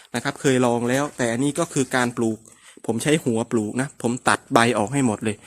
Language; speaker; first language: Thai; non-native, local second language; Northern Khmer